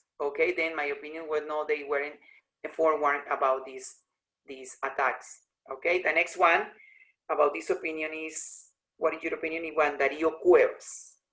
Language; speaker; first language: English; non-native, learner; Spanish